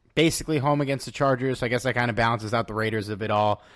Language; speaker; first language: English; native; English